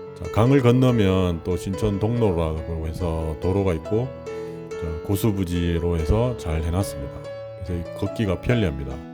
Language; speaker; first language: Korean; native; Korean